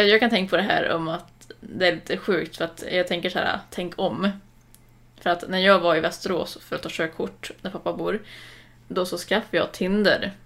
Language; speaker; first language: Swedish; native; Swedish